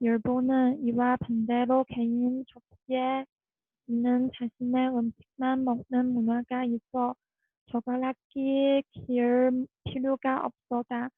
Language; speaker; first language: Korean; non-native, learner; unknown